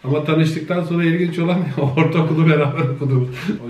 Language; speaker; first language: Turkish; native; Turkish